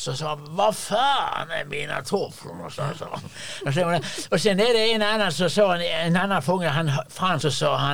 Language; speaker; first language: Swedish; native; Swedish